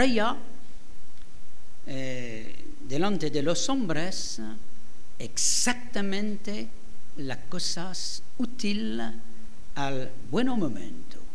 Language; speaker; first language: Spanish; non-native, fluent; French